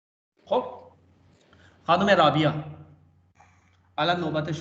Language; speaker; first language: Persian; non-native, fluent; Urdu